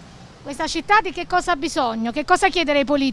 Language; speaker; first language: Italian; native; Italian